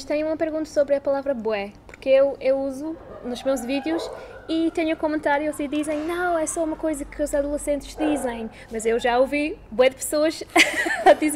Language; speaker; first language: Portuguese; non-native, fluent; English